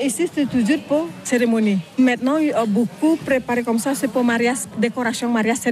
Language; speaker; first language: French; non-native, learner; Balinese